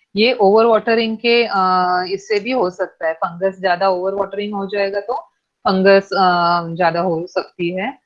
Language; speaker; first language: Hindi; non-native, local second language; Marathi